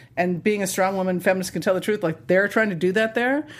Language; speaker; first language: English; native; English